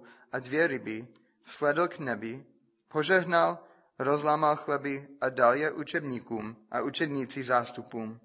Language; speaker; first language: Czech; non-native, fluent; English